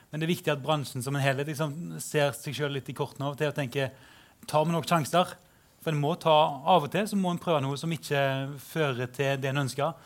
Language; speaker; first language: Norwegian; native; Norwegian